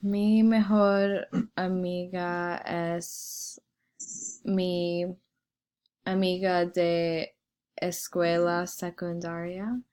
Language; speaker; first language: Spanish; non-native, learner; English